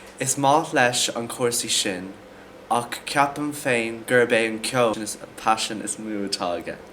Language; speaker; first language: Irish; non-native, local second language; English